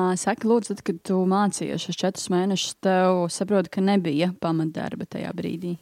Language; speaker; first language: Latvian; native; Latvian